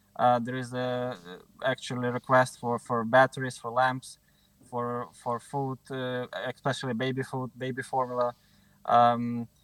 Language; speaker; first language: English; non-native, fluent; Ukrainian